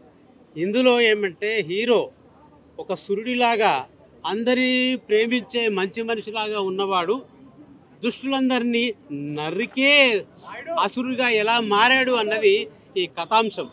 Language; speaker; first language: Telugu; native; Telugu